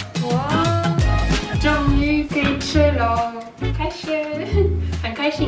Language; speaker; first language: Chinese; non-native, learner; French